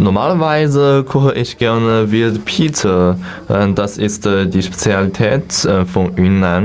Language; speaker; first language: German; non-native, learner; Chinese